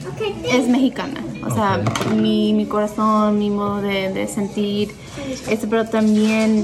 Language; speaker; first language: Spanish; early bilingual, heritage; Spanish